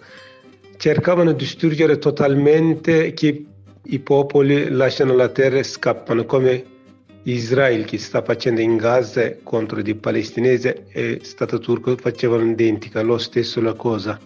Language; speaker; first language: Italian; non-native, learner; Kurdish